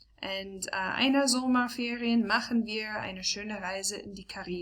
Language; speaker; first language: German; non-native, fluent; English